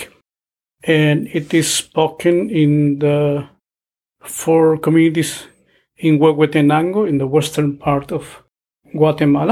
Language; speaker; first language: English; non-native, fluent; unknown